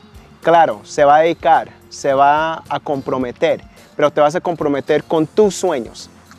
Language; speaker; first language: Spanish; early bilingual, heritage; Spanish